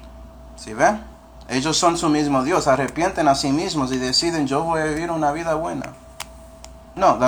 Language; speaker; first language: Spanish; early bilingual, heritage; Spanish